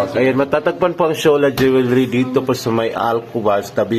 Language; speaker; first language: Filipino; native; Filipino